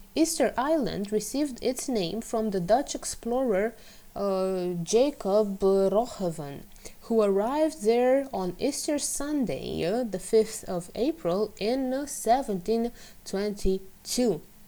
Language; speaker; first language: English; non-native, fluent; Romanian